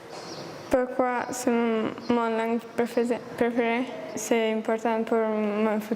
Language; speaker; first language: French; non-native, learner; Maltese